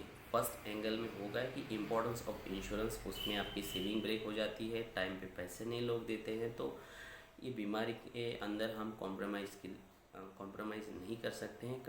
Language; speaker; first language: Hindi; non-native, local second language; Marathi